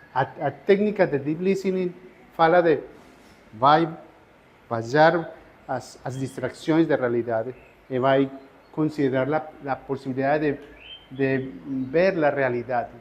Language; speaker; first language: Portuguese; non-native, fluent; Spanish